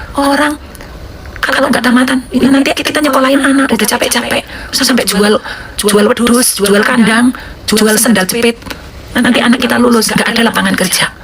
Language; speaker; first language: Indonesian; native; Indonesian